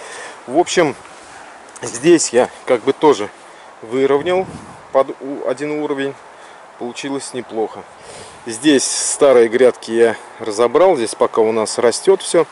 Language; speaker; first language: Russian; native; Russian